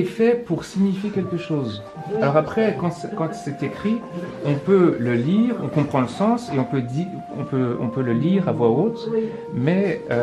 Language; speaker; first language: French; non-native, fluent; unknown